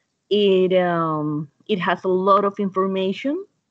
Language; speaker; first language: English; non-native, learner; Spanish